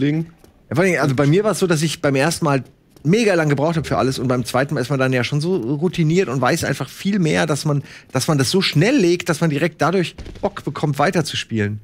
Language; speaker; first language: German; native; German